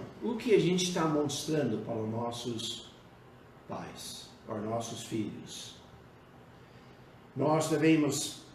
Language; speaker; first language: Portuguese; non-native, fluent; English